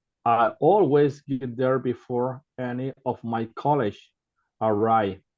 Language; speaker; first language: English; non-native, learner; Spanish